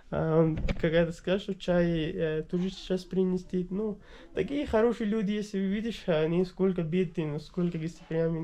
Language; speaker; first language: Russian; non-native, learner; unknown